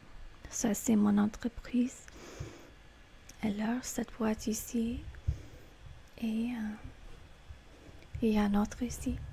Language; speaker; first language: French; non-native, fluent; English